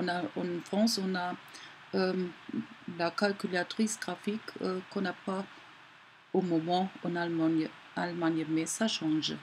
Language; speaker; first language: French; non-native, learner; German